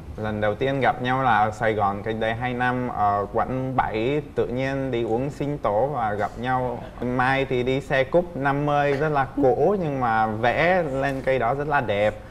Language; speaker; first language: Vietnamese; non-native, fluent; Czech